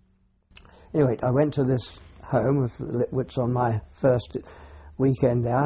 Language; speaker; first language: English; native; English